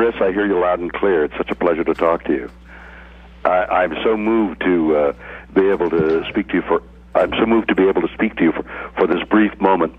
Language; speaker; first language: English; native; English